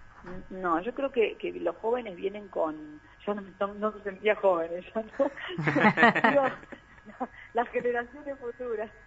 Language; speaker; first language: Spanish; native; Spanish